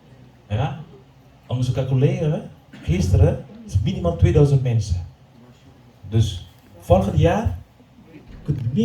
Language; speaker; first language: Dutch; non-native, learner; Indonesian